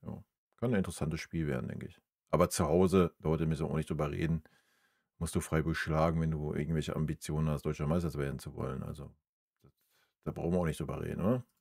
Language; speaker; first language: German; native; German